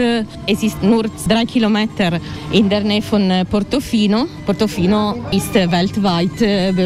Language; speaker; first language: German; non-native, learner; Italian